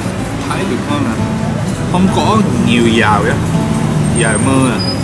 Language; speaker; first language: Vietnamese; non-native, learner; Japanese